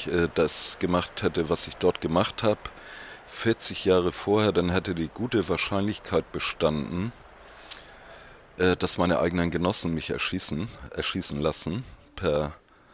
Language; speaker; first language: German; native; German